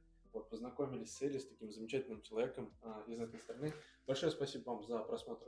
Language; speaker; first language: Russian; native; Russian